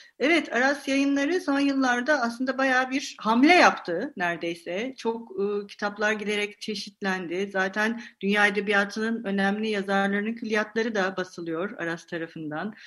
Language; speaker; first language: Turkish; native; Turkish